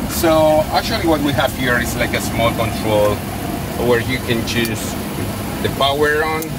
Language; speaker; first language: English; non-native, fluent; Spanish